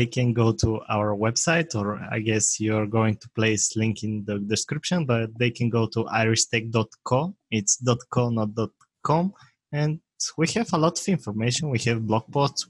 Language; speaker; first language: English; non-native, fluent; Bulgarian